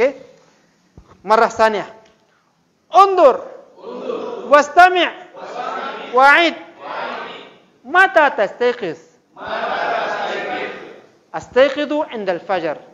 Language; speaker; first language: Arabic; non-native, fluent; Indonesian